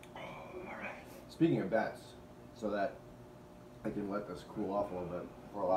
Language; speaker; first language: English; native; English